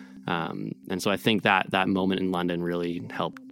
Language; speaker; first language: English; native; English